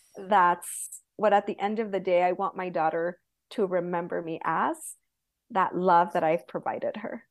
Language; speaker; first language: English; early bilingual, other home language; Spanish